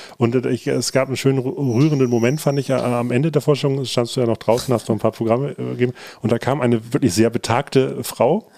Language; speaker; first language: German; native; German